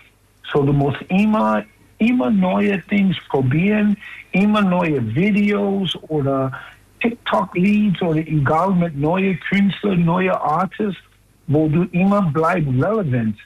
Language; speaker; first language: German; non-native, learner; English